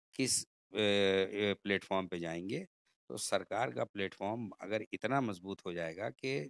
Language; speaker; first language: Hindi; native; Hindi